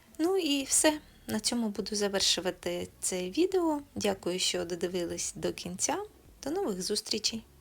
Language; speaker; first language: Ukrainian; non-native, local second language; Russian